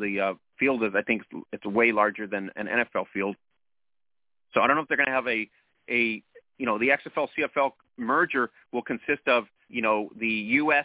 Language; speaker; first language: English; early bilingual, other home language; Spanish